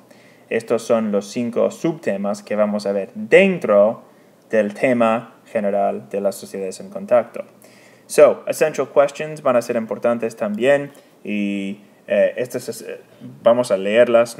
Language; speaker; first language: Spanish; non-native, fluent; English